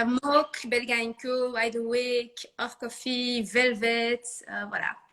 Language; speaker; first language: French; non-native, fluent; Dutch